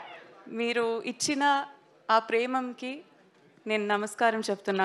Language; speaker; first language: Telugu; non-native, learner; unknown